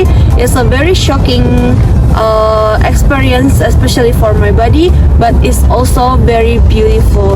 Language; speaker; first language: English; non-native, learner; Indonesian